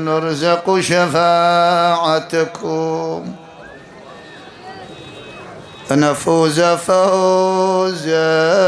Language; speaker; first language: Arabic; native; Arabic